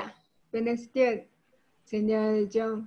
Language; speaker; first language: Spanish; non-native, learner; Chinese